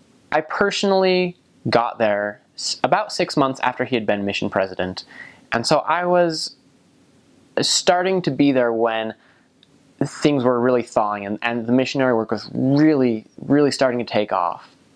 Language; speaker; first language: English; native; English